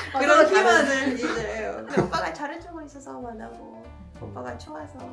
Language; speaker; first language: Korean; non-native, fluent; Ukrainian